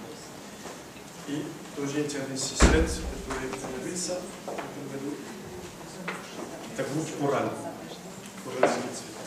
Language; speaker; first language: Russian; non-native, learner; French